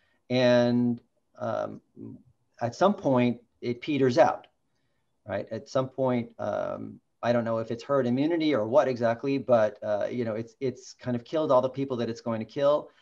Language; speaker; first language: English; native; English